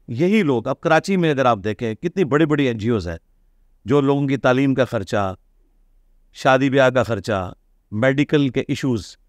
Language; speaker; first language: Urdu; native; Urdu